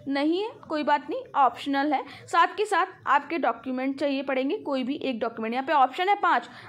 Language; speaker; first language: Hindi; non-native, local second language; Punjabi